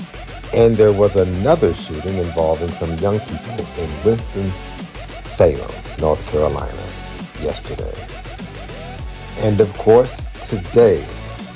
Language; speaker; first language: English; native; English